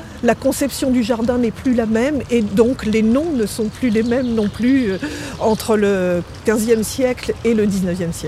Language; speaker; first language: French; native; French